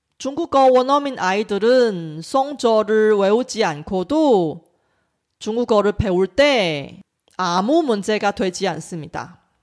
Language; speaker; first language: Korean; non-native, fluent; Chinese